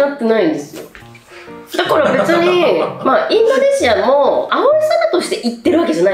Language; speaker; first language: Japanese; native; Japanese